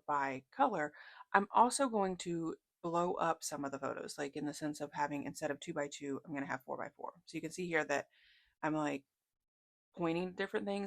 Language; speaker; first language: English; native; English